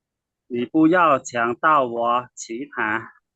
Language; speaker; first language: Chinese; non-native, learner; Khmer